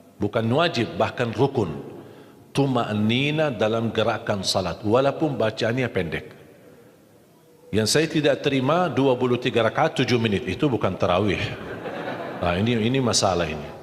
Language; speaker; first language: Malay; non-native, fluent; Arabic